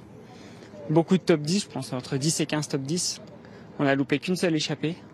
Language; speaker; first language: French; native; French